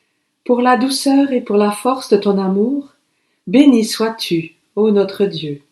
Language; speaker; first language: French; native; French